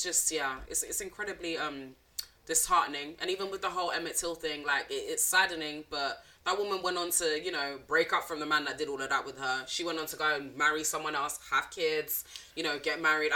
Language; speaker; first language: English; non-native, local second language; French